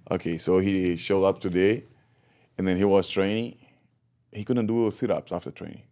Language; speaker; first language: English; non-native, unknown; Portuguese